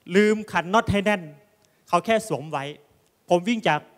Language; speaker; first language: Thai; native; Thai